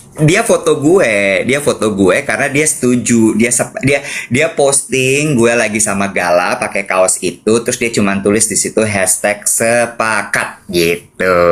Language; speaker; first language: Indonesian; native; Indonesian